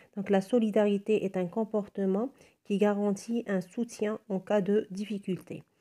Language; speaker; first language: French; non-native, local second language; Arabic